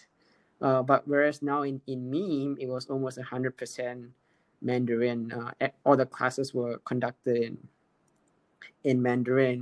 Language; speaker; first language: English; native; English